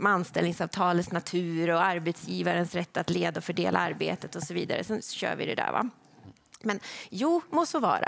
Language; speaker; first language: Swedish; native; Swedish